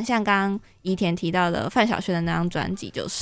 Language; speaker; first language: Chinese; native; Chinese